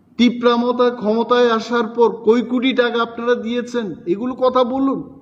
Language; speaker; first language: Bangla; non-native, local second language; Kok Borok